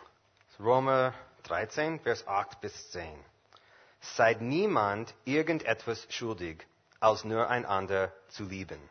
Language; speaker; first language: German; non-native, fluent; English